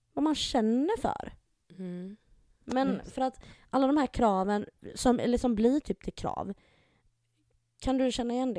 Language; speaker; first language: Swedish; native; Swedish